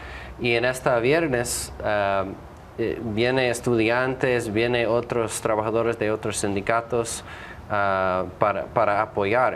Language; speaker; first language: Spanish; non-native, fluent; English